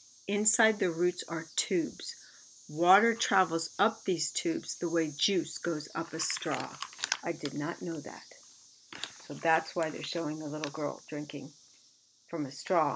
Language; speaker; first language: English; native; English